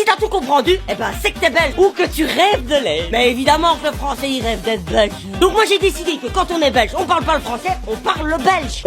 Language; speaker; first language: French; native; French